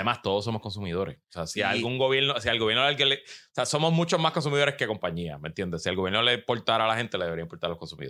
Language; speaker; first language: Spanish; native; Spanish